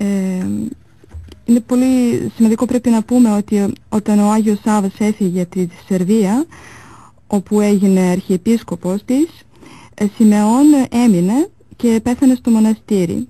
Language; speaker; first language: Greek; non-native, fluent; Serbian